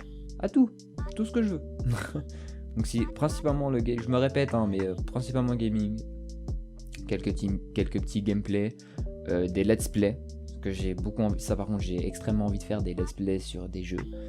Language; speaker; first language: French; native; French